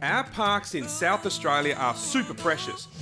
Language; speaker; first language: English; native; English